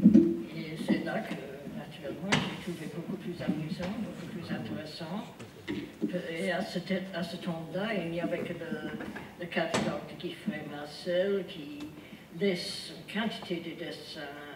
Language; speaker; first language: French; non-native, fluent; English